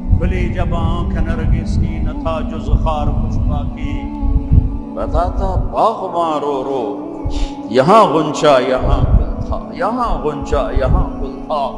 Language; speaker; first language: Urdu; non-native, local second language; Punjabi